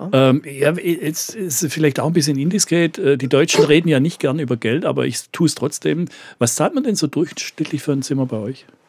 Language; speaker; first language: German; native; German